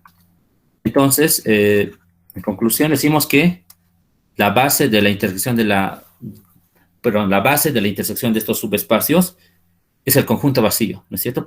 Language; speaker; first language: Spanish; native; Spanish